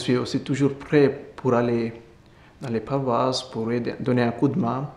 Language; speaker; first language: French; non-native, fluent; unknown